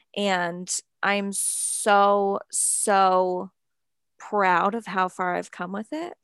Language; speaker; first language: English; native; English